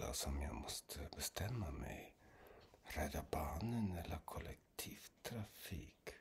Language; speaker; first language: Swedish; non-native, fluent; German